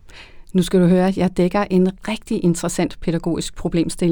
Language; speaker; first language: Danish; native; Danish